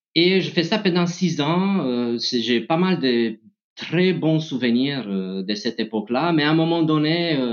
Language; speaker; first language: French; non-native, fluent; Romanian